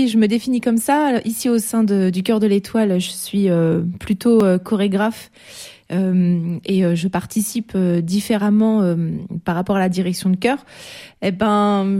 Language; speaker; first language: French; native; French